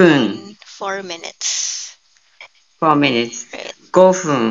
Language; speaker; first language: English; non-native, learner; Japanese